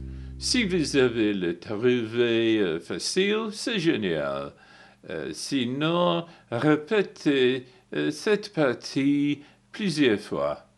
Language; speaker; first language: French; non-native, learner; English